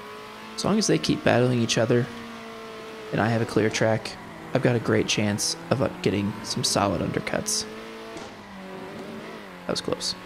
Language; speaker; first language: English; native; English